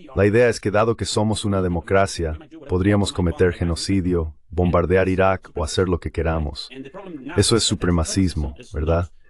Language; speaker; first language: Spanish; native; Spanish